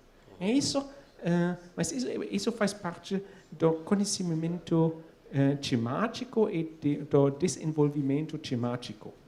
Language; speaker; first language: Portuguese; non-native, fluent; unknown